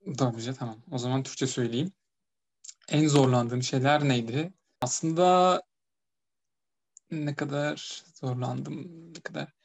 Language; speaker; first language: Turkish; native; Turkish